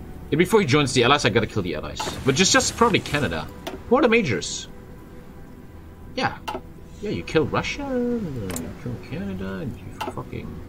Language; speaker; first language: English; non-native, fluent; German